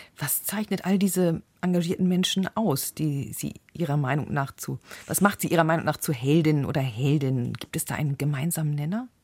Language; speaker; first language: German; native; German